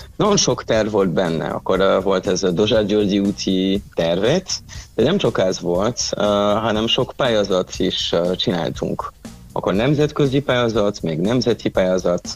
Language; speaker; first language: Hungarian; non-native, fluent; French